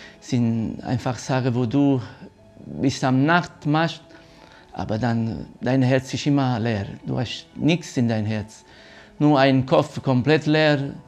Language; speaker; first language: German; non-native, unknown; Italian